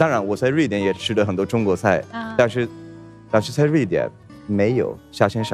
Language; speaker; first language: Chinese; non-native, fluent; Swedish